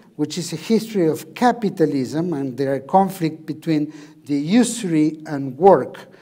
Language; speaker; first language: English; non-native, learner; Spanish